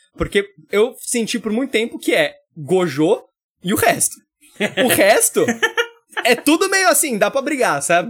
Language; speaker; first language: Portuguese; native; Portuguese